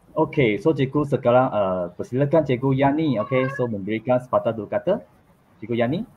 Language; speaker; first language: Malay; non-native, local second language; Chinese